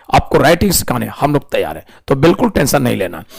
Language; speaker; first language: Hindi; native; Hindi